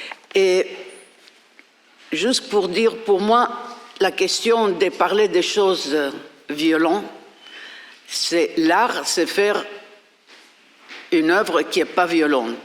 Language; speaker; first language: French; non-native, fluent; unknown